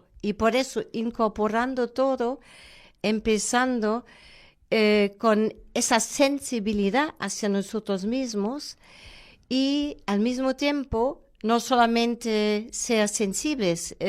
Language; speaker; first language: Spanish; non-native, fluent; German